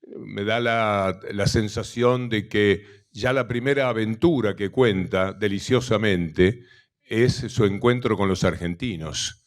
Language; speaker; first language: Spanish; native; Spanish